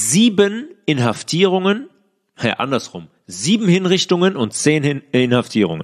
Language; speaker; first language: German; native; German